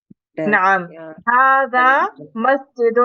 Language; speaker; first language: Arabic; non-native, fluent; Urdu